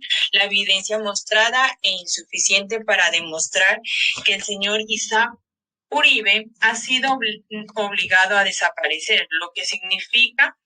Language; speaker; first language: Spanish; native; Spanish